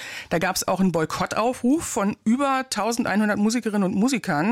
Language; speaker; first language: German; native; German